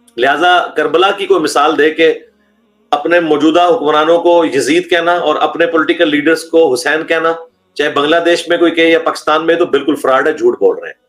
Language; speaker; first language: Urdu; non-native, local second language; Punjabi